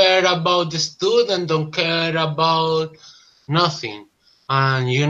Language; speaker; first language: English; non-native, learner; Spanish